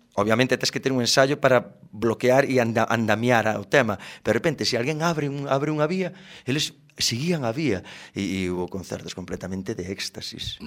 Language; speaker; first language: Galician; native; Galician